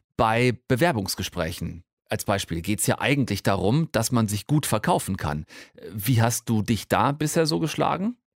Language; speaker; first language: German; native; German